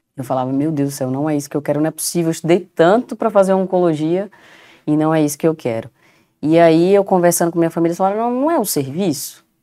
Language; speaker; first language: Portuguese; native; Portuguese